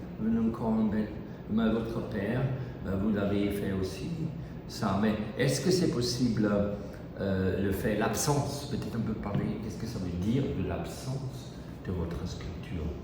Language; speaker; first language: French; non-native, learner; German